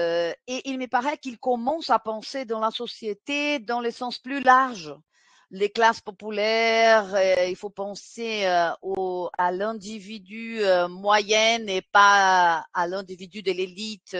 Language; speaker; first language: French; non-native, fluent; Portuguese